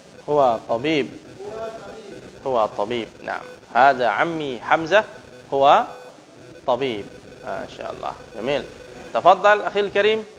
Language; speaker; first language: Arabic; non-native, fluent; Indonesian